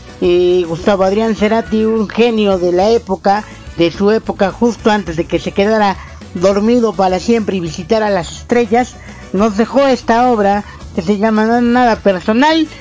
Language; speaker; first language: Spanish; native; Spanish